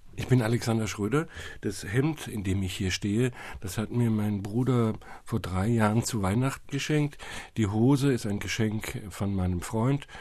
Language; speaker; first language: German; native; German